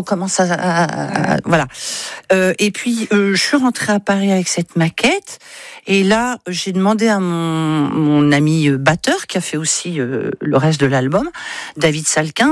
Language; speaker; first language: French; native; French